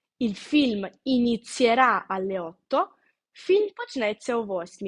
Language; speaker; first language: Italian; non-native, fluent; Ukrainian